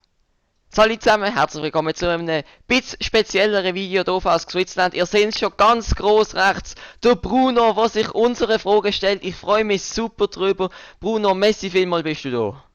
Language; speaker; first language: German; native; German